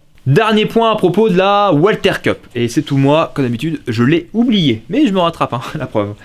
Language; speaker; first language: French; native; French